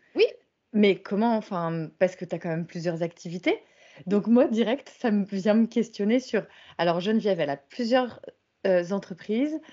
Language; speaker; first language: French; native; French